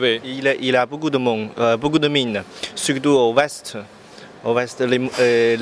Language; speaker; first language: French; non-native, learner; Chinese